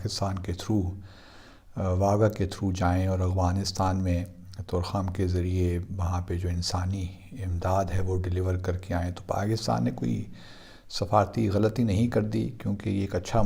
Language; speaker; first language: Urdu; native; Urdu